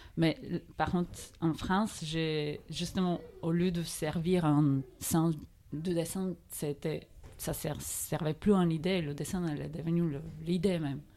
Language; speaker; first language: French; non-native, fluent; Bulgarian